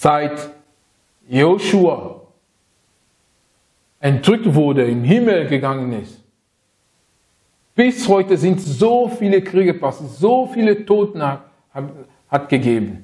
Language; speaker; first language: German; non-native, fluent; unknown